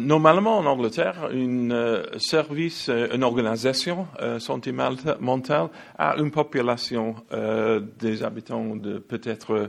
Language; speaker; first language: French; non-native, learner; English